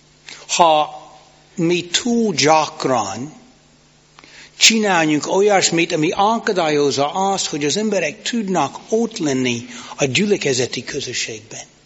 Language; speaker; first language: Hungarian; non-native, fluent; English